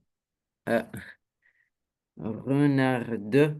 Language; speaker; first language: French; non-native, learner; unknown